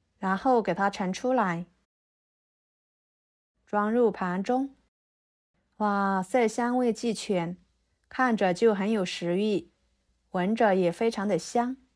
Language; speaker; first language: Chinese; native; Chinese